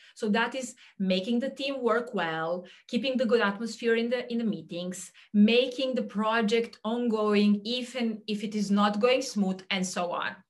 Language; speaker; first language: English; non-native, fluent; Serbian